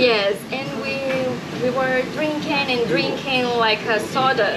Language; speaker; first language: English; non-native, fluent; Portuguese